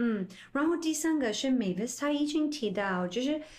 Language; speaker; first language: Chinese; non-native, fluent; English